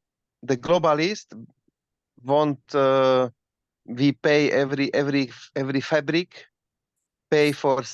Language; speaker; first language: English; non-native, learner; Slovak